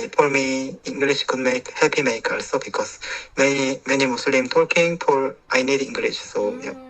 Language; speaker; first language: English; non-native, learner; Korean